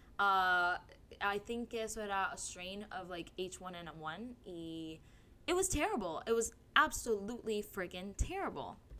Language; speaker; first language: English; non-native, local second language; Spanish